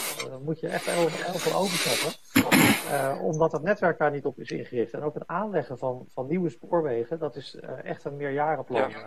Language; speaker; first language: Dutch; native; Dutch